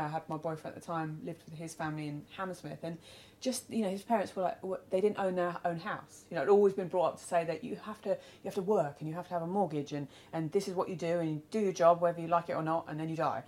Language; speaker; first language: English; native; English